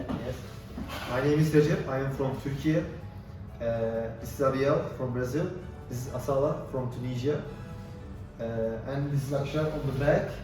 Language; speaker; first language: English; non-native, fluent; Turkish